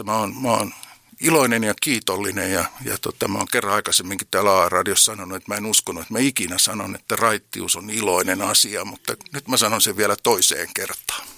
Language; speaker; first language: Finnish; native; Finnish